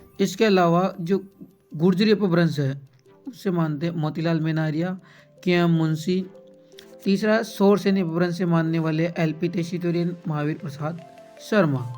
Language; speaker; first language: Hindi; native; Hindi